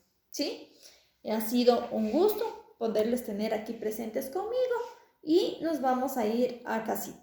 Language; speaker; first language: Spanish; native; Spanish